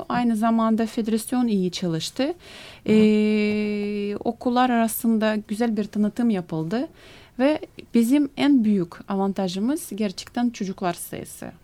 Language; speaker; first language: Turkish; non-native, fluent; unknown